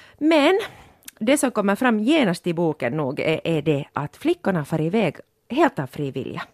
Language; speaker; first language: Swedish; non-native, local second language; Finnish